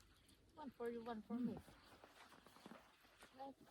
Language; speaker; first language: English; non-native, local second language; Filipino